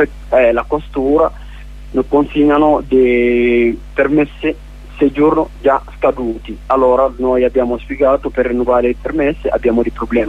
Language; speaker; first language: Italian; non-native, learner; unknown